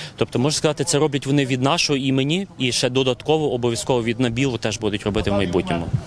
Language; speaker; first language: Ukrainian; native; Ukrainian